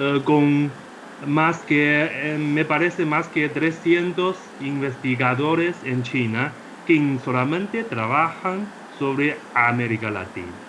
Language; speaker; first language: Spanish; non-native, fluent; Chinese